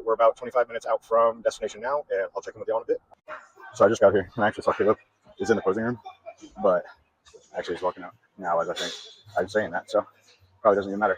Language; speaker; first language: English; native; English